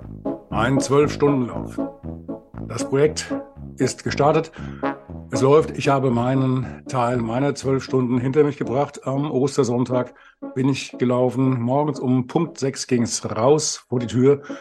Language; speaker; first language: German; native; German